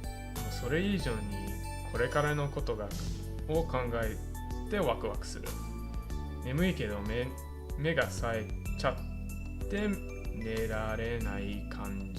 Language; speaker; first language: Japanese; non-native, fluent; English